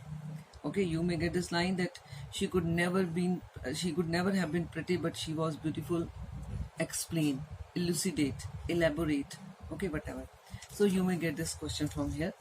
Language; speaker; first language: English; non-native, local second language; Hindi